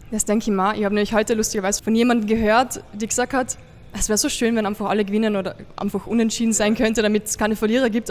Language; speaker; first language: German; native; German